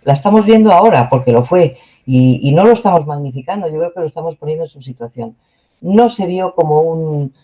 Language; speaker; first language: Spanish; native; Spanish